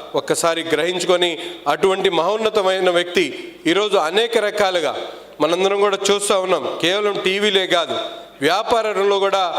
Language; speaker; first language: Telugu; non-native, local second language; Urdu